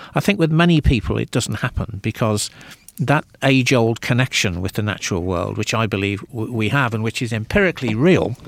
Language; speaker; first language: English; native; English